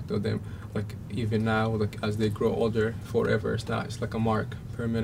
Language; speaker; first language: English; non-native, fluent; Arabic